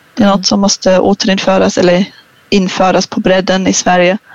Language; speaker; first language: Swedish; non-native, fluent; German